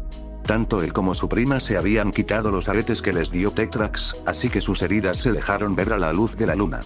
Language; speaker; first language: Spanish; native; Spanish